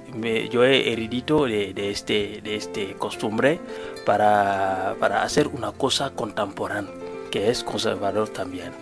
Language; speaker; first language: Spanish; non-native, learner; Wolof